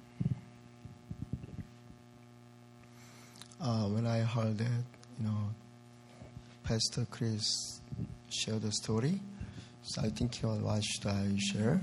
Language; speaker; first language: English; non-native, learner; Korean